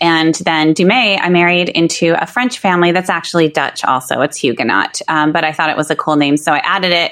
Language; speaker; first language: English; native; English